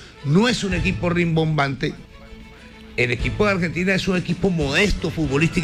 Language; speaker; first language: Spanish; native; Spanish